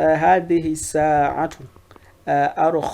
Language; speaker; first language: Arabic; non-native, fluent; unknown